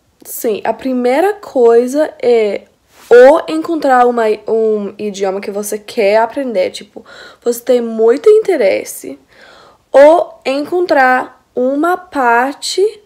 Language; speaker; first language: Portuguese; non-native, fluent; English